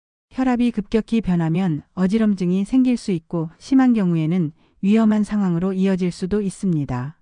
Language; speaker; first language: Korean; native; Korean